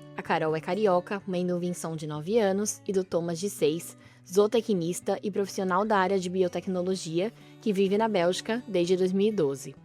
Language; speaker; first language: Portuguese; native; Portuguese